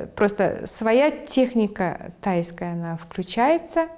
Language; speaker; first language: Russian; non-native, local second language; Kazakh